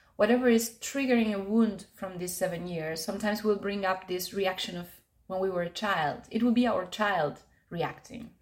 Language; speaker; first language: English; non-native, fluent; Spanish